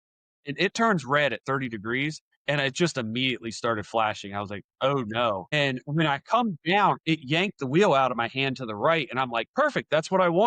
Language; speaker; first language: English; native; English